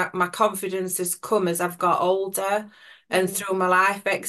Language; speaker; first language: English; native; English